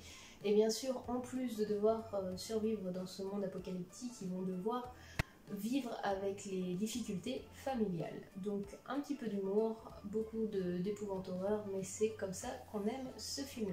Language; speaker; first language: French; native; French